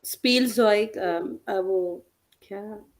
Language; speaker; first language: German; non-native, learner; Hindi